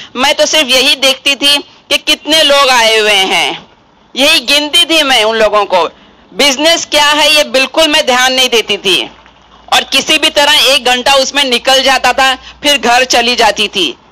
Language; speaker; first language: Hindi; non-native, local second language; Urdu